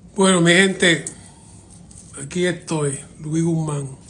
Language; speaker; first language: Spanish; early bilingual, heritage; Spanish